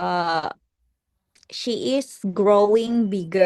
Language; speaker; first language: English; non-native, learner; Indonesian